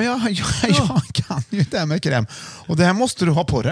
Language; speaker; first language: Swedish; native; Swedish